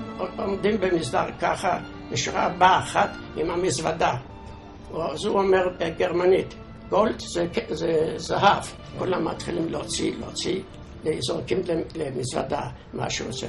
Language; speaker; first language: Hebrew; non-native, fluent; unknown